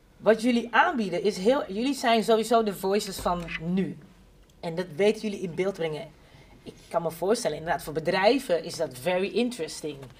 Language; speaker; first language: Dutch; native; Dutch